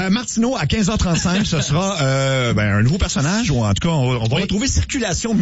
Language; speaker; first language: French; native; French